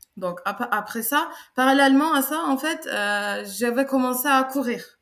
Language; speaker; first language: French; non-native, fluent; Turkish